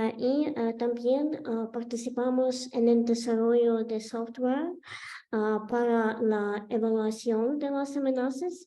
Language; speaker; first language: Spanish; non-native, fluent; Ukrainian